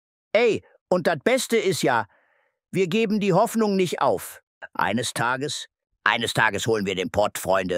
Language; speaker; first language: German; native; German